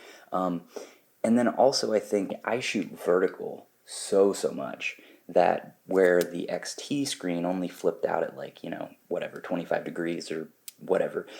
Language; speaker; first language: English; native; English